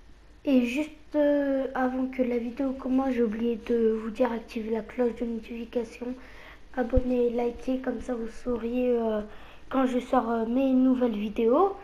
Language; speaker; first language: French; native; French